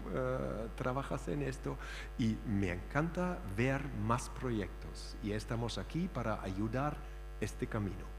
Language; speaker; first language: Spanish; non-native, fluent; German